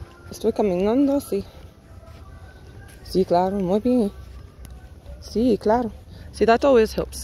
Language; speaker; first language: Spanish; non-native, learner; English